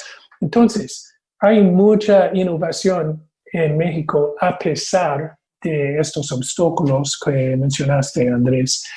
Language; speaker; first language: Spanish; non-native, fluent; English